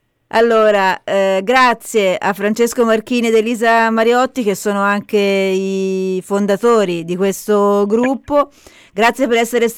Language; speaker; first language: Italian; native; Italian